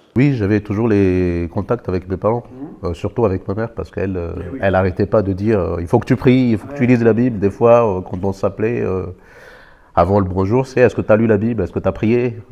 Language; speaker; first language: French; non-native, local second language; Malagasy